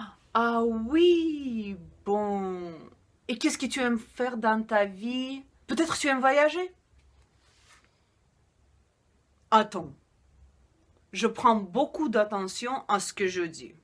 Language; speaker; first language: French; non-native, fluent; Russian